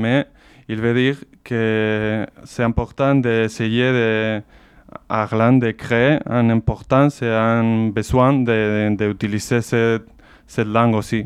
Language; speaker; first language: French; non-native, learner; Basque